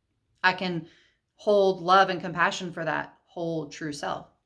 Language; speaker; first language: English; native; English